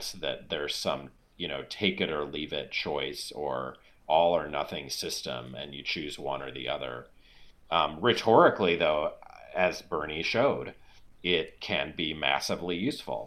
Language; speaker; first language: English; native; English